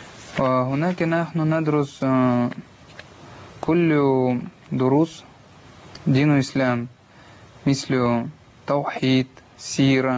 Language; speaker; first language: Arabic; non-native, learner; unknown